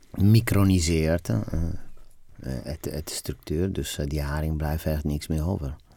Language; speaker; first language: Dutch; non-native, fluent; Italian